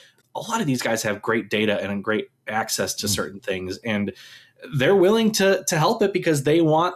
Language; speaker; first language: English; native; English